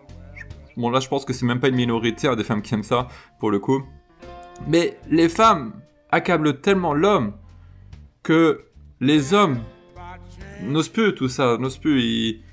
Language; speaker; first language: French; native; French